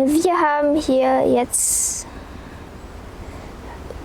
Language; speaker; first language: German; native; German